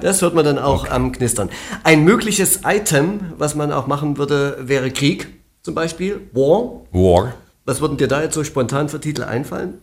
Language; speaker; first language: German; native; German